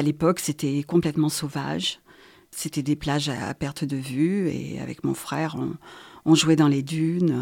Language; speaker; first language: French; native; French